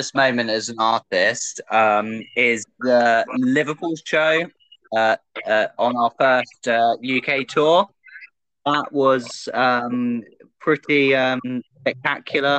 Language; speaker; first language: English; native; English